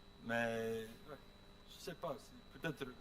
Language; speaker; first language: French; non-native, learner; English